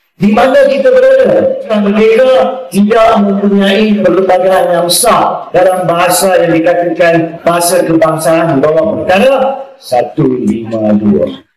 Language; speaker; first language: Malay; native; Malay